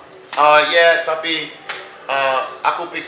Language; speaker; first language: Indonesian; non-native, learner; English